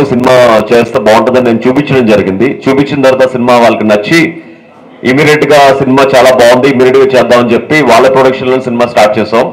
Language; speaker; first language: Telugu; native; Telugu